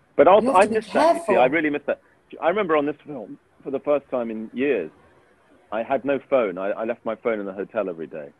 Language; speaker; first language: English; native; English